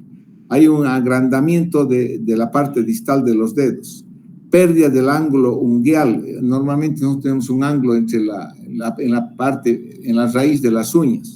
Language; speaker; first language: Spanish; native; Spanish